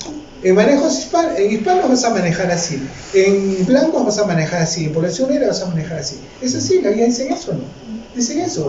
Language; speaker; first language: Spanish; native; Spanish